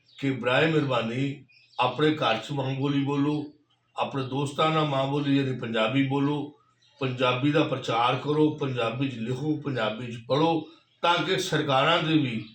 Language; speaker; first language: Punjabi; native; Punjabi